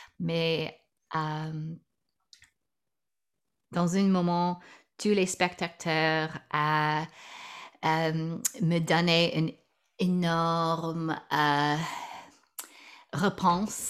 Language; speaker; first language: French; non-native, learner; English